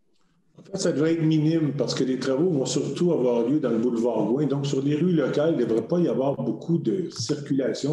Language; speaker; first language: French; native; French